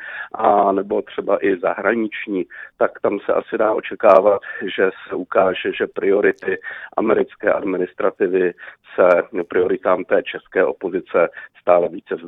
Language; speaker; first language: Czech; native; Czech